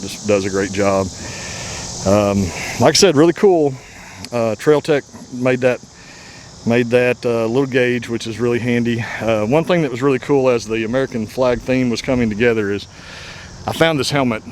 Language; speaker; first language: English; native; English